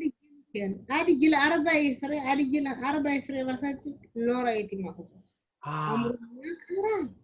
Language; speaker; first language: Hebrew; non-native, learner; Amharic